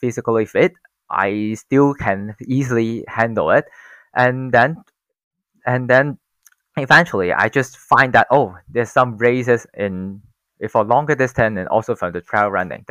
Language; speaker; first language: English; non-native, local second language; Cantonese